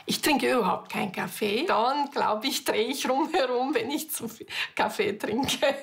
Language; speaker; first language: German; non-native, fluent; Hungarian